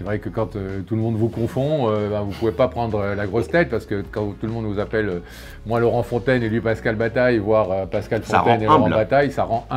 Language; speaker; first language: French; native; French